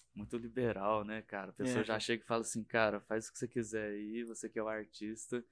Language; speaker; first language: Portuguese; native; Portuguese